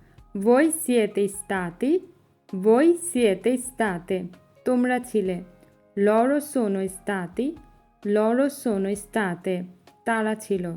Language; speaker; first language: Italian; non-native, fluent; Bangla